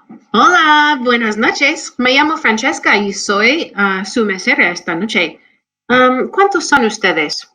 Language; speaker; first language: Spanish; non-native, fluent; English